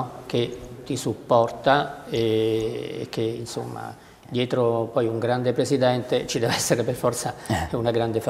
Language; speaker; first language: Italian; native; Italian